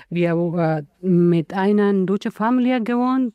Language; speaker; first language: German; non-native, learner; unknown